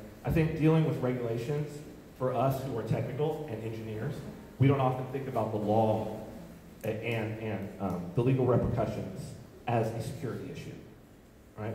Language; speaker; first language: English; native; English